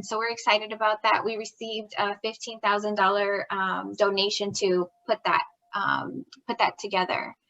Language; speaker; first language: English; native; English